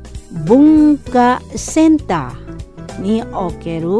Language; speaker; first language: Japanese; non-native, learner; Indonesian